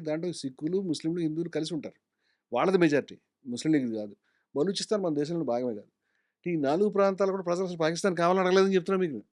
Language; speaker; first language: Telugu; native; Telugu